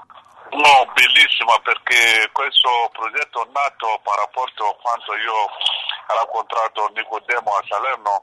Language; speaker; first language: Italian; non-native, learner; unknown